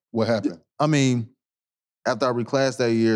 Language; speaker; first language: English; native; English